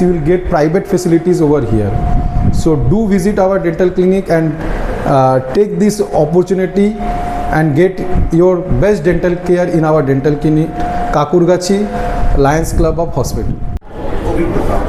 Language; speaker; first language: English; non-native, local second language; Hindi